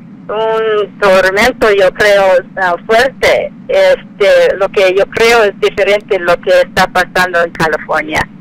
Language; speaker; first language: Spanish; non-native, fluent; English